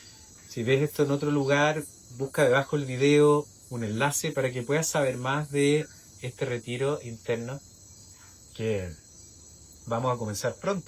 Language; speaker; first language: Spanish; native; Spanish